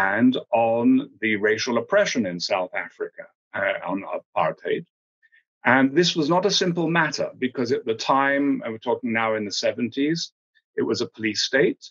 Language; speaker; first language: English; native; English